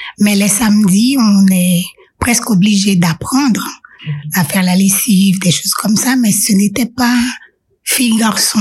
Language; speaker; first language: French; non-native, local second language; Haitian Creole